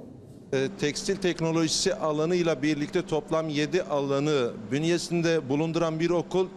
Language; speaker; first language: Turkish; native; Turkish